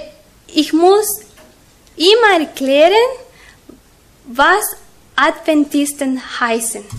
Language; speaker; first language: German; non-native, learner; Spanish